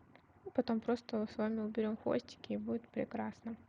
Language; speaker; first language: Russian; native; Russian